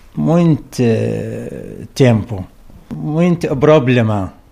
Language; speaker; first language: Portuguese; non-native, learner; Arabic